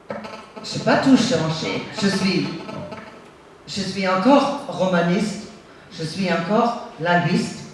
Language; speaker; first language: French; non-native, fluent; German